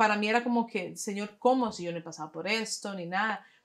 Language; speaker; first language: Spanish; early bilingual, heritage; Spanish